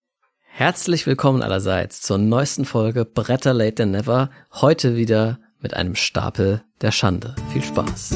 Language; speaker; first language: German; native; German